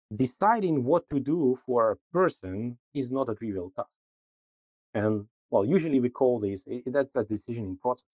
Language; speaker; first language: English; non-native, fluent; Russian